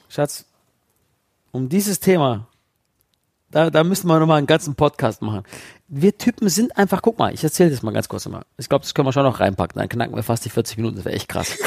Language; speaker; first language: German; early bilingual, other home language; Italian